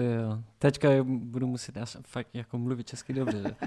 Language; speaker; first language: Czech; non-native, learner; English